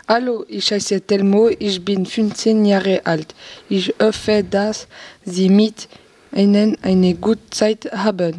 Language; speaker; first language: German; non-native, learner; French